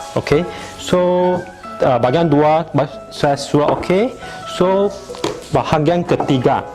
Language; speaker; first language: Indonesian; non-native, local second language; Chinese